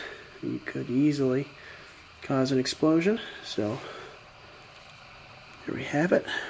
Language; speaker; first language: English; native; English